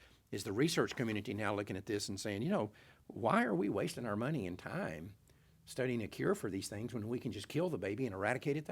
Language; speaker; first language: English; native; English